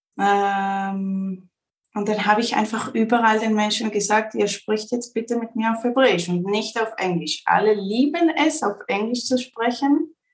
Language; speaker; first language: German; early bilingual, heritage; Spanish